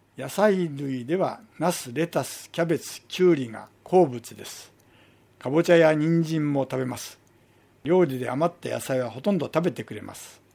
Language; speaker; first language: Japanese; native; Japanese